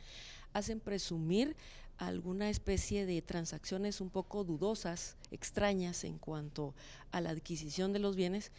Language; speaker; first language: Spanish; native; Spanish